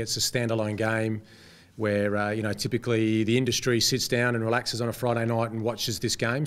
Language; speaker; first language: English; native; English